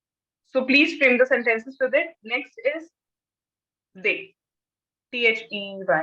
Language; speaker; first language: English; non-native, local second language; Hindi